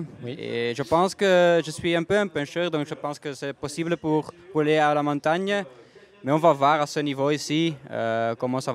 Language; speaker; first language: French; non-native, local second language; Dutch